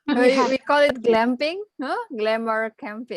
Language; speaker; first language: English; non-native, learner; Indonesian